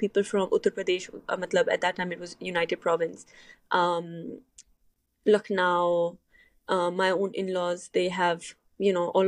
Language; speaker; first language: English; non-native, local second language; Urdu